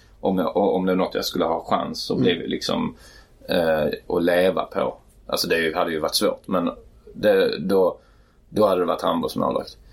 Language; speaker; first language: Swedish; native; Swedish